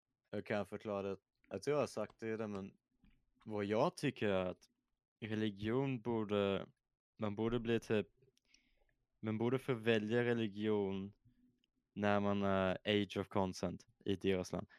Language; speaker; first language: Swedish; native; Swedish